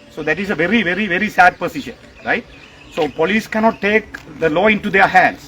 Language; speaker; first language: English; non-native, local second language; Sinhala